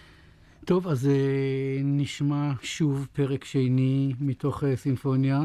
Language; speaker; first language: Hebrew; native; Hebrew